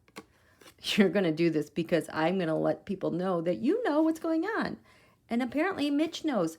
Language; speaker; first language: English; native; English